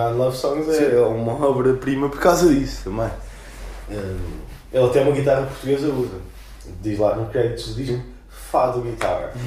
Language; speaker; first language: Portuguese; native; Portuguese